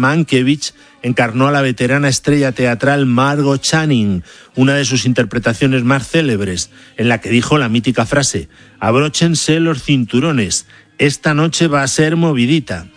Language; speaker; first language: Spanish; native; Spanish